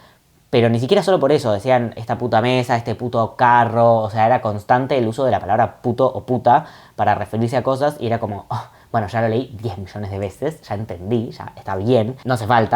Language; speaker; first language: Spanish; native; Spanish